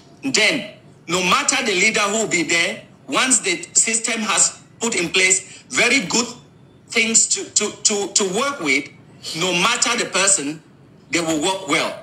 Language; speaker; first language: English; native; English